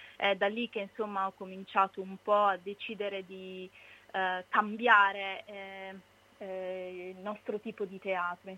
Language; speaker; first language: Italian; native; Italian